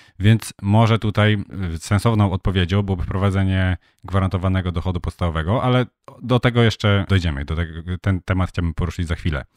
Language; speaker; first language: Polish; native; Polish